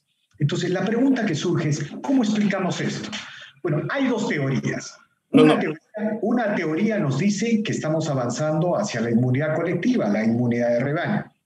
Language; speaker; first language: Spanish; native; Spanish